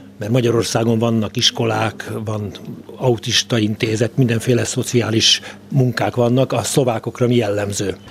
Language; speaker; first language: Hungarian; native; Hungarian